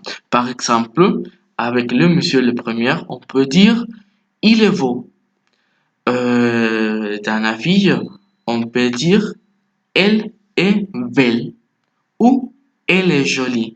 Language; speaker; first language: French; non-native, fluent; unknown